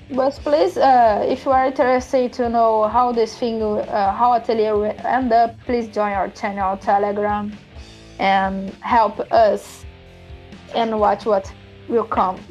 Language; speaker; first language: English; non-native, fluent; Portuguese